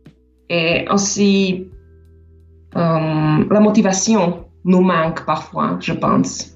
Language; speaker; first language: French; non-native, fluent; Slovak